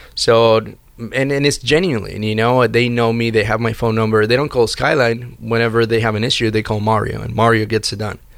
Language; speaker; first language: English; early bilingual, other home language; Spanish